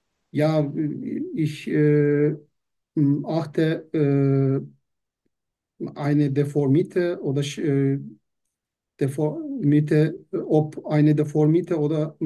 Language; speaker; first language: German; non-native, learner; Turkish